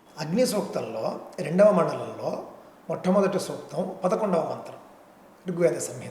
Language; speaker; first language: Telugu; native; Telugu